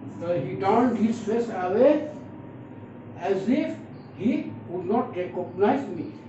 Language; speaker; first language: English; non-native, local second language; Bangla